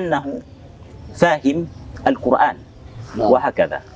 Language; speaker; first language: Arabic; non-native, fluent; Indonesian